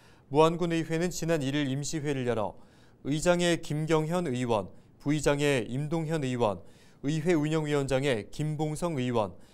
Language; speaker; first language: Korean; native; Korean